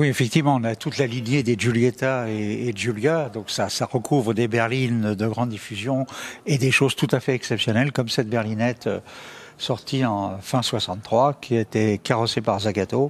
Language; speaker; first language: French; native; French